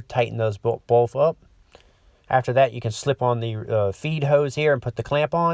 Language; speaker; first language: English; native; English